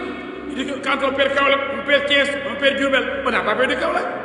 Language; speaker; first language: French; non-native, local second language; Wolof